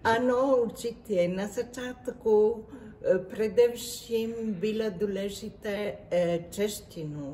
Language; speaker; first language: Czech; non-native, learner; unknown